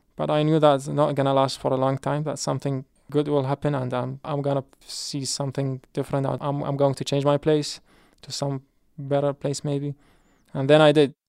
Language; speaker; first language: English; non-native, fluent; Arabic